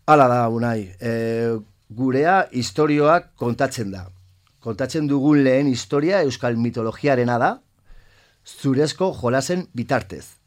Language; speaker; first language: Basque; non-native, local second language; Spanish